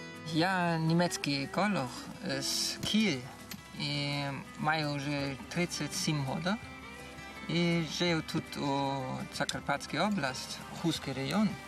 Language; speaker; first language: Ukrainian; non-native, learner; German